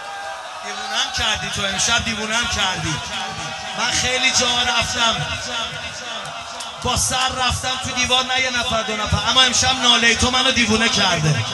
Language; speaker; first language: Persian; native; Persian